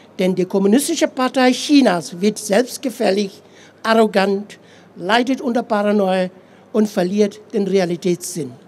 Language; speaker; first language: German; non-native, fluent; Tibetan